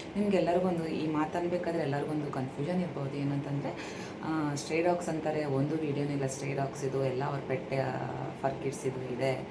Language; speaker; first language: Kannada; non-native, local second language; Tulu